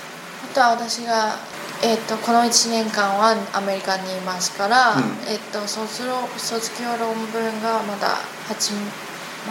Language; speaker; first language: Japanese; non-native, learner; Chinese